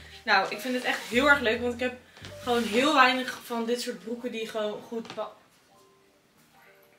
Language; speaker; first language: Dutch; native; Dutch